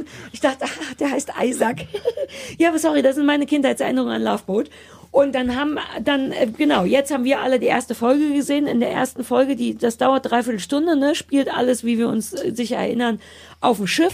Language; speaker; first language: German; native; German